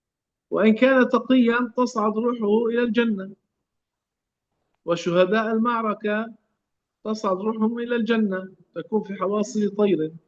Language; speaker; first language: Arabic; native; Arabic